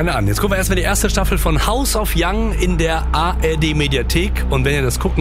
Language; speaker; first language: German; native; German